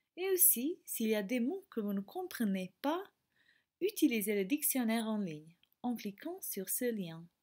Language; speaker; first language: French; non-native, fluent; Croatian